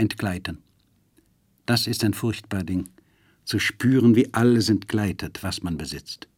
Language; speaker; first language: German; native; German